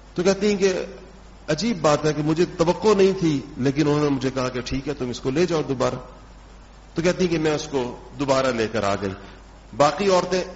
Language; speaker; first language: Urdu; non-native, local second language; Pashto